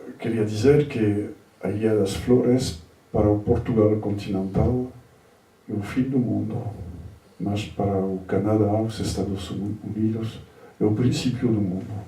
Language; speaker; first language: Portuguese; non-native, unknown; French